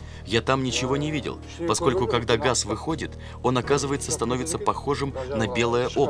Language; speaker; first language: Russian; native; Russian